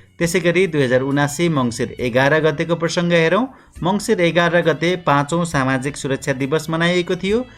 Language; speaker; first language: Nepali; native; Nepali